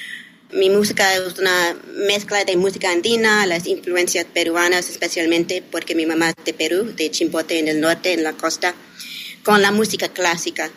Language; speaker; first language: Spanish; early bilingual, heritage; English